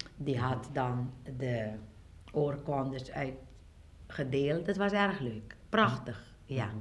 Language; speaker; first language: Dutch; non-native, local second language; Papiamento